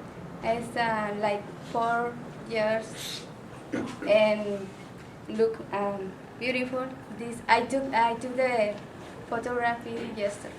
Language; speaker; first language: English; non-native, learner; Spanish